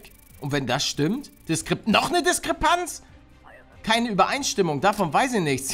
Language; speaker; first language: German; native; German